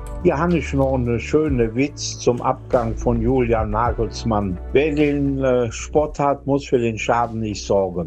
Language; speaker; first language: German; native; German